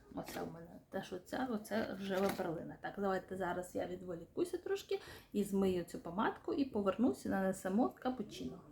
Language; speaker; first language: Ukrainian; non-native, local second language; Russian